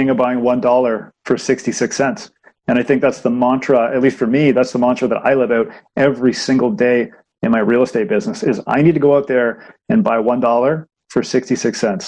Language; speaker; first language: English; native; English